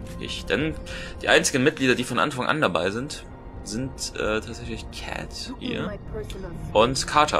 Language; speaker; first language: German; native; German